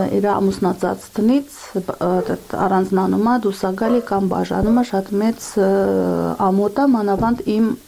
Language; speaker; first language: Armenian; non-native, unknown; Uzbek